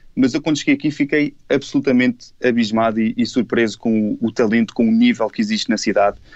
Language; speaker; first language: Portuguese; native; Portuguese